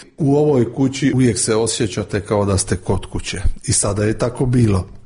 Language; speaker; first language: Croatian; early bilingual, heritage; Croatian